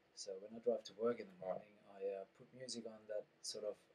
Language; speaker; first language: English; non-native, fluent; German